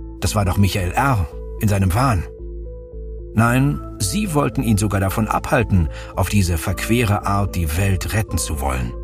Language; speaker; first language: German; native; German